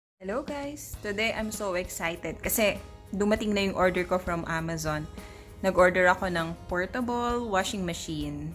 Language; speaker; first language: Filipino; native; Filipino